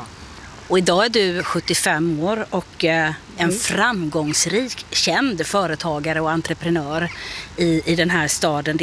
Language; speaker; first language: Swedish; native; Swedish